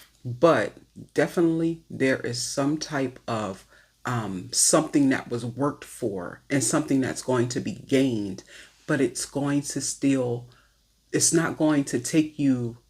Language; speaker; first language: English; native; English